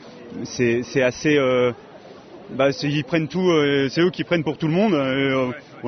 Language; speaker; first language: French; native; French